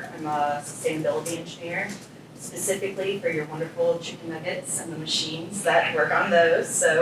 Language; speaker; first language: English; native; English